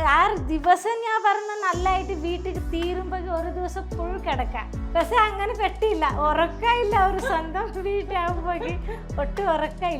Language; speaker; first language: Malayalam; non-native, local second language; Odia